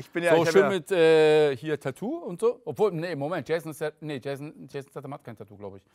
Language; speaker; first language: German; early bilingual, other home language; Turkish